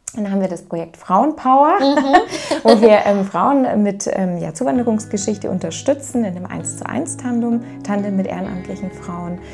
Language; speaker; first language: German; native; German